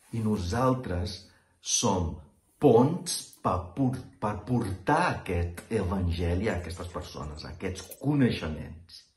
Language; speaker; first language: Catalan; non-native, fluent; Portuguese